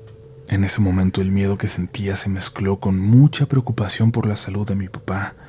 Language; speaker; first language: Spanish; native; Spanish